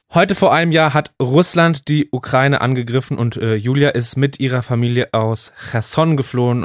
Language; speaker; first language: German; native; German